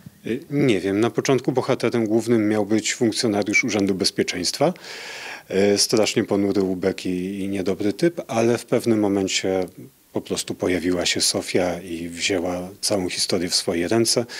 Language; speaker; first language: Polish; native; Polish